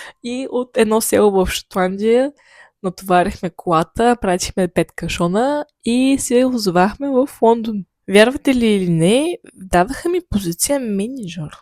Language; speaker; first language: Bulgarian; native; Bulgarian